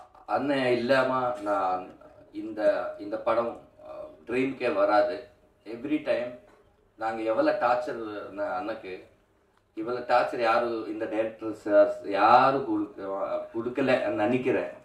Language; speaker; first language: Tamil; non-native, learner; Telugu